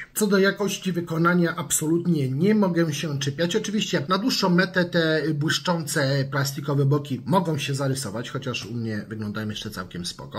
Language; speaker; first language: Polish; native; Polish